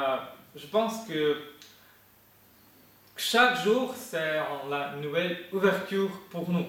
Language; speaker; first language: French; non-native, fluent; Ukrainian